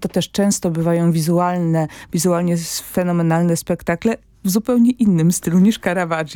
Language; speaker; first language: Polish; native; Polish